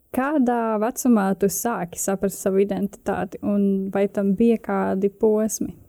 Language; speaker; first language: Latvian; native; Latvian